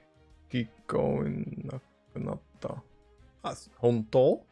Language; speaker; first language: Japanese; non-native, learner; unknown